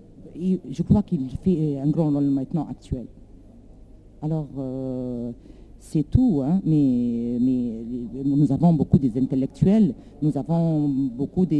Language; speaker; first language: French; non-native, learner; Arabic